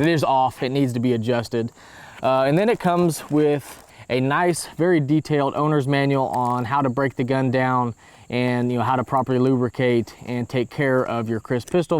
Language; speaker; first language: English; native; English